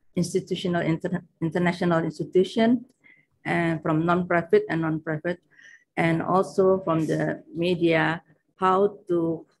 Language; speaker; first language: English; non-native, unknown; Indonesian